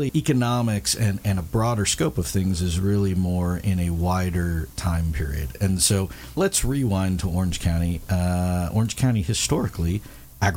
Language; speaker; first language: English; native; English